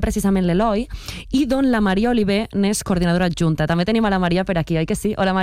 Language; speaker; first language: Catalan; native; Catalan